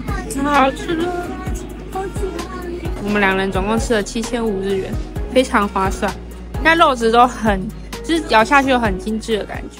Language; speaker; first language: Chinese; native; Chinese